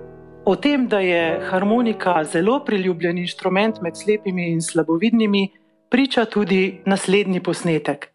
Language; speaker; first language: Slovenian; native; Slovenian